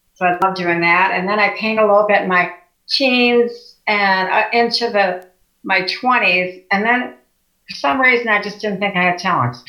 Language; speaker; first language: English; native; English